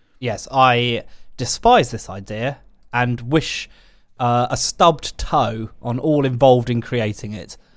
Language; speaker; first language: English; native; English